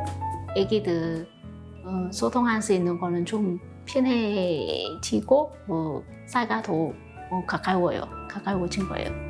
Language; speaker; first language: Korean; non-native, fluent; Vietnamese